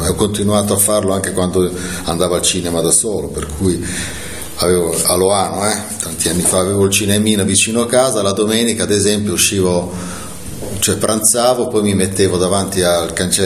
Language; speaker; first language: Italian; native; Italian